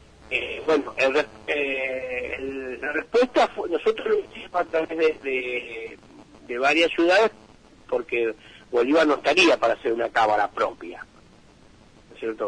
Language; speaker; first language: Spanish; native; Spanish